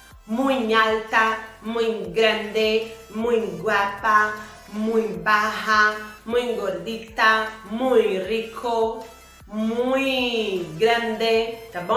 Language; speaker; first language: Spanish; non-native, learner; Portuguese